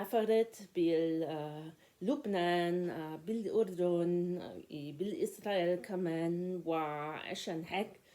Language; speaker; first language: Arabic; non-native, learner; German